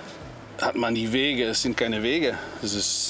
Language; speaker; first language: German; non-native, learner; Dutch